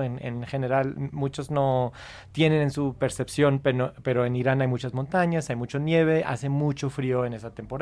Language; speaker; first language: Spanish; non-native, fluent; English